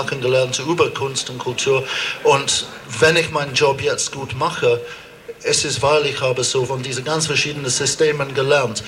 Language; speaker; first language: German; non-native, fluent; English